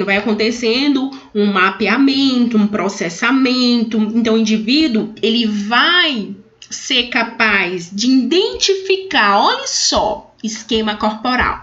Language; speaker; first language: Portuguese; native; Portuguese